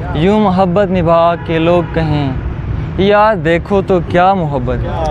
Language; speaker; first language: Urdu; non-native, local second language; Saraiki